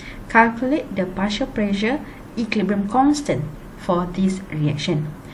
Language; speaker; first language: English; non-native, local second language; Malay